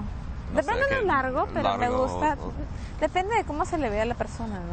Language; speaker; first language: Spanish; native; Spanish